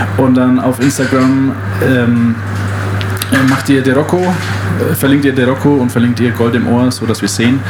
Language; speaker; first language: German; native; German